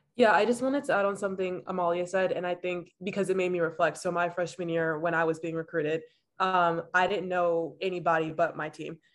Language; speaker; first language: English; native; English